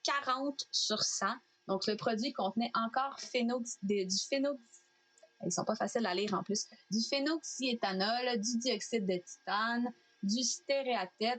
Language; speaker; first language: French; native; French